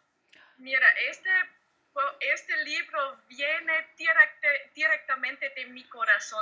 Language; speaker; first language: Spanish; non-native, learner; German